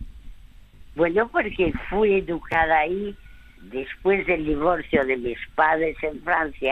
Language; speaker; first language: Spanish; early bilingual, other home language; French